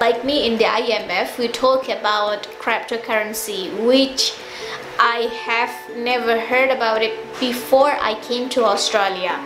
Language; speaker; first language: English; non-native, fluent; Indonesian